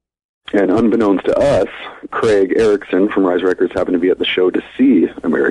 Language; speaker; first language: English; native; English